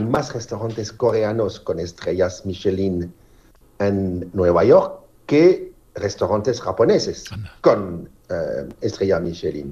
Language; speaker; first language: Spanish; non-native, fluent; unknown